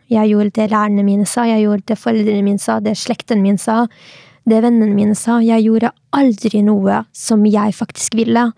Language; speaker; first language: Norwegian; early bilingual, other home language; Arabic